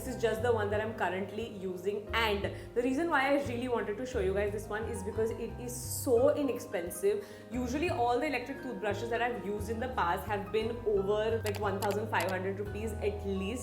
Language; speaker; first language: English; non-native, local second language; Hindi